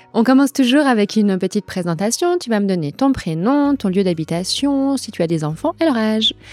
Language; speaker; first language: French; native; French